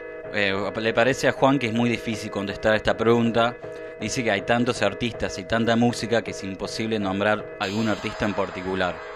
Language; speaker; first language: Spanish; native; Spanish